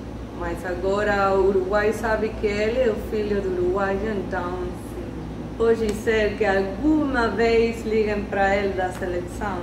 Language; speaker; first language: Portuguese; non-native, learner; Spanish